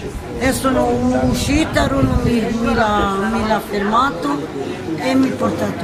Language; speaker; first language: Italian; non-native, learner; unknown